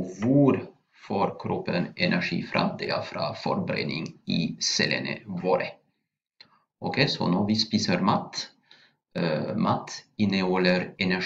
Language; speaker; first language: Norwegian; non-native, fluent; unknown